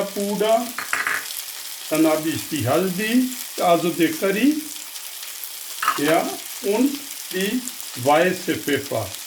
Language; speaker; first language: German; non-native, learner; Urdu